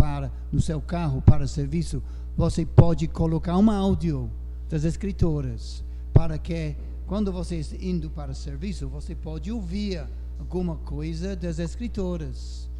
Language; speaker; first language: Portuguese; non-native, fluent; English